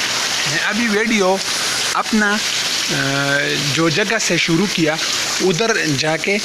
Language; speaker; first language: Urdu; non-native, local second language; Pashto